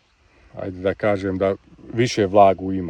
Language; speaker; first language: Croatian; non-native, local second language; Hungarian